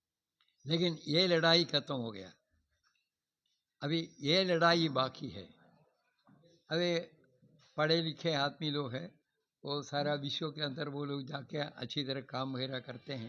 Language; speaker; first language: Hindi; non-native, local second language; Malayalam